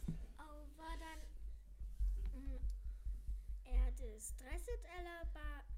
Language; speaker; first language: Danish; non-native, learner; German